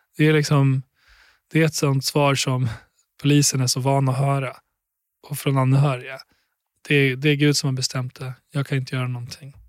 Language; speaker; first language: Swedish; early bilingual, other home language; Albanian